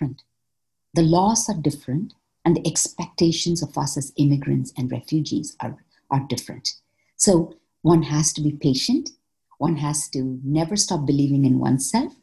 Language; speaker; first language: English; non-native, local second language; Malayalam